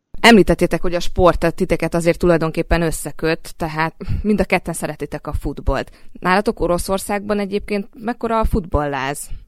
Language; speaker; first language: Hungarian; native; Hungarian